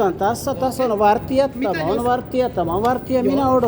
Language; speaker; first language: Finnish; non-native, learner; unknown